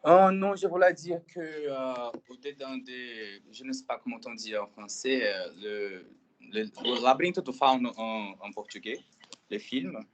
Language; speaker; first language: French; non-native, fluent; Portuguese